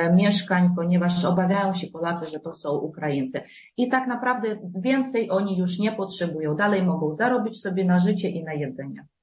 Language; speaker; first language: Polish; non-native, fluent; Ukrainian